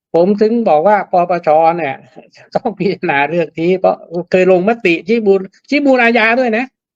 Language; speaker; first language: Thai; native; Thai